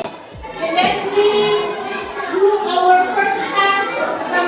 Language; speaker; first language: English; non-native, fluent; Indonesian